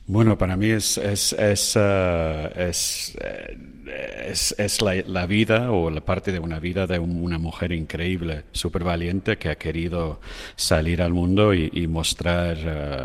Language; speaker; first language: Spanish; non-native, fluent; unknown